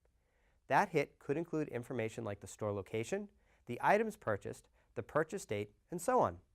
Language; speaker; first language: English; native; English